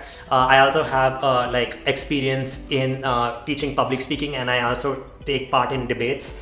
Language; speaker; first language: English; non-native, local second language; Hindi